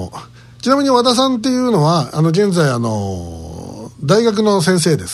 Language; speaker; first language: Japanese; native; Japanese